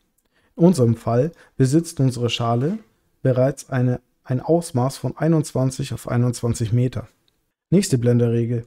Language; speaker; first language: German; native; German